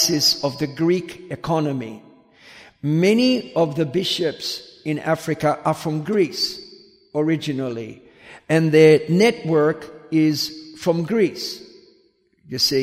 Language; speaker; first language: English; native; English